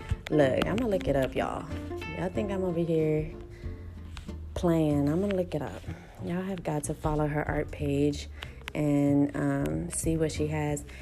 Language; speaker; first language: English; early bilingual, other home language; Spanish